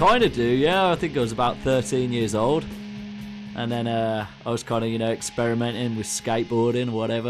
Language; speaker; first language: English; native; English